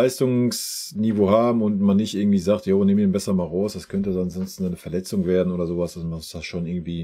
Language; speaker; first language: German; native; German